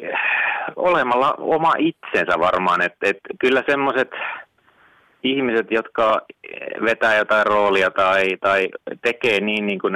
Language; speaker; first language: Finnish; native; Finnish